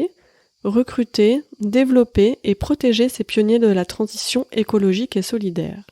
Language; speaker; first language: French; native; French